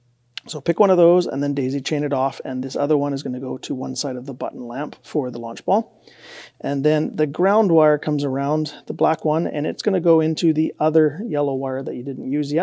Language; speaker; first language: English; native; English